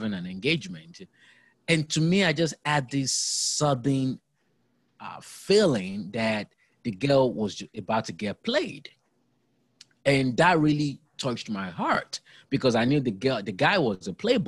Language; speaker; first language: English; non-native, local second language; Yoruba